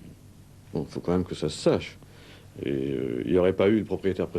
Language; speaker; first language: French; native; French